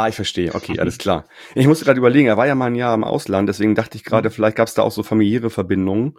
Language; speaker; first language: German; native; German